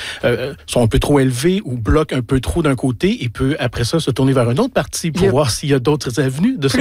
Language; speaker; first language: French; native; French